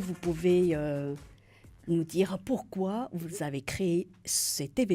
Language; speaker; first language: French; native; French